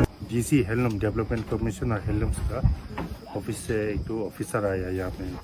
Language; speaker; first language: Hindi; non-native, local second language; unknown